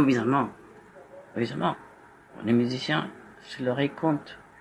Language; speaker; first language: French; non-native, fluent; Spanish